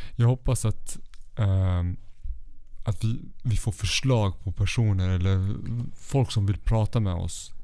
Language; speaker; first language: Swedish; early bilingual, other home language; Kurdish